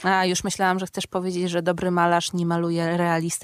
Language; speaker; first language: Polish; native; Polish